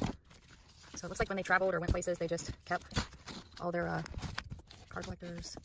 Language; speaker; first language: English; native; English